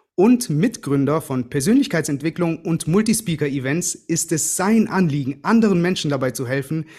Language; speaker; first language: German; early bilingual, other home language; Greek